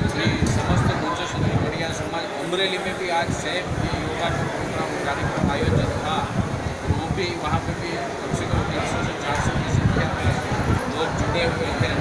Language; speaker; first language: Hindi; non-native, local second language; Gujarati